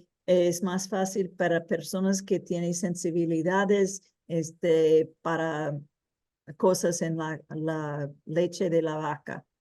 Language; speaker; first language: Spanish; early bilingual, heritage; Spanish